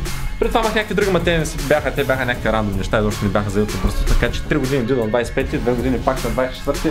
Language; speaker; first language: Bulgarian; native; Bulgarian